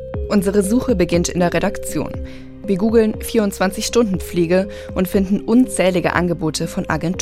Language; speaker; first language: German; native; German